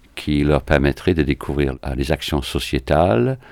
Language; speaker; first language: French; non-native, fluent; English